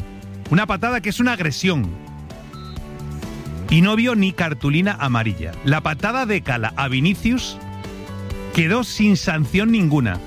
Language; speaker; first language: Spanish; native; Spanish